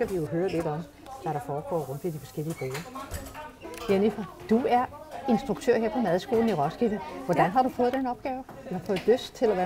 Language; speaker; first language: Danish; native; Danish